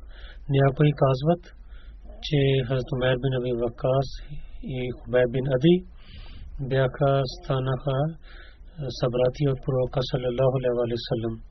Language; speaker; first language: Bulgarian; non-native, learner; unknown